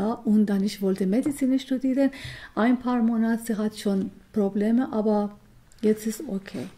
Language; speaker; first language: German; non-native, learner; Persian